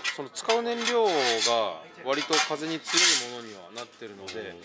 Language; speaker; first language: Japanese; native; Japanese